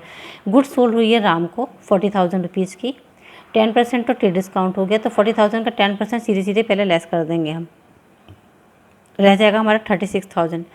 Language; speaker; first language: Hindi; native; Hindi